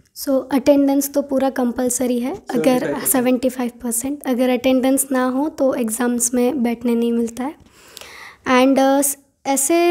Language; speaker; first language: Hindi; non-native, local second language; Marathi